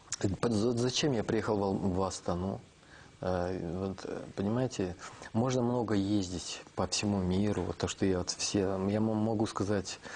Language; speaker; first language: Russian; non-native, local second language; Kazakh